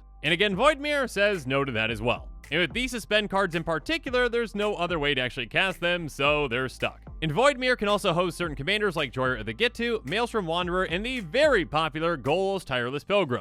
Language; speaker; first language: English; native; English